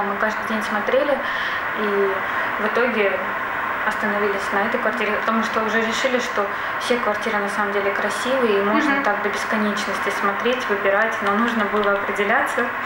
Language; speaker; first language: Russian; native; Russian